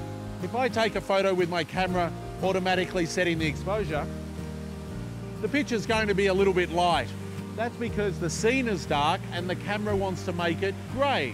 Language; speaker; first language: English; native; English